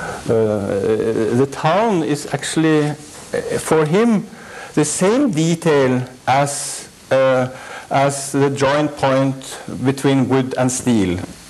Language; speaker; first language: English; non-native, fluent; Norwegian